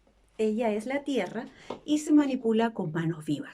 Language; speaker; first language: Spanish; native; Spanish